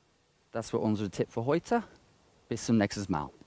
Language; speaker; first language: German; non-native, fluent; English